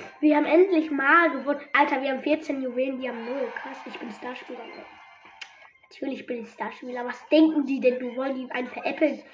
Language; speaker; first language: German; native; German